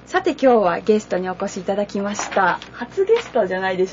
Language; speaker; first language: Japanese; native; Japanese